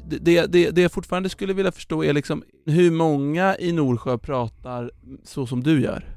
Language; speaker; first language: Swedish; native; Swedish